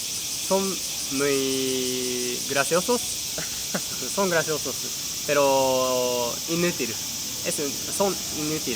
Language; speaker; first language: Spanish; non-native, learner; Japanese